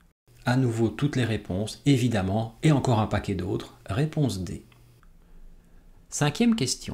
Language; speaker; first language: French; native; French